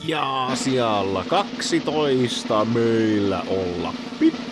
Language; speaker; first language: Finnish; native; Finnish